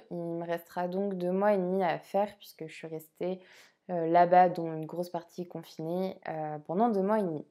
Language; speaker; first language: French; native; French